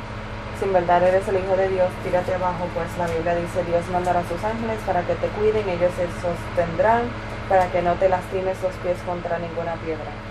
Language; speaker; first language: Spanish; early bilingual, heritage; Spanish